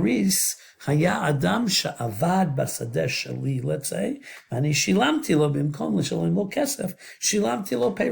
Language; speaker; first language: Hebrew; non-native, fluent; English